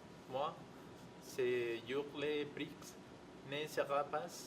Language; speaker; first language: French; non-native, learner; Spanish